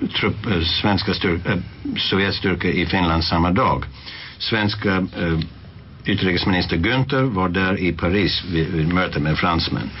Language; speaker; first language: Swedish; non-native, fluent; English